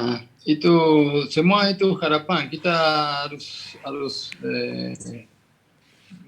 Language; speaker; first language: Indonesian; non-native, fluent; Spanish